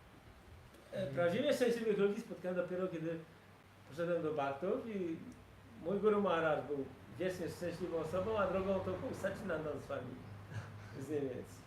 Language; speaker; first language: Polish; native; Polish